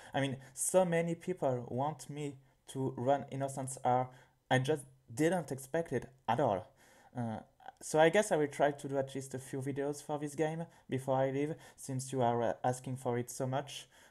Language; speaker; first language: English; non-native, fluent; French